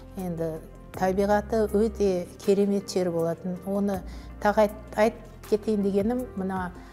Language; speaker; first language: Kazakh; native; Kazakh